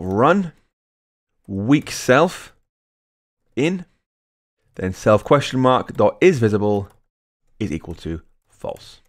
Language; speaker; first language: English; native; English